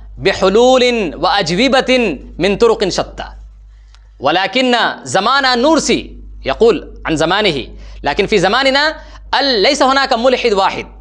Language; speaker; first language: Arabic; non-native, fluent; Urdu